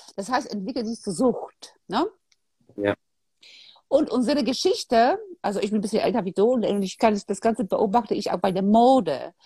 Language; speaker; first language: German; non-native, fluent; Polish